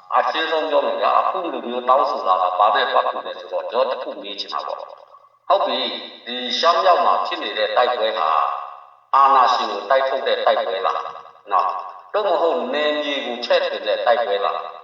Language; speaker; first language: Burmese; non-native, local second language; Shan